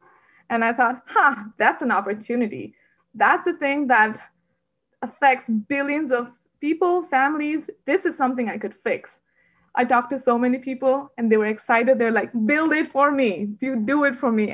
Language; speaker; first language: English; non-native, local second language; Hindi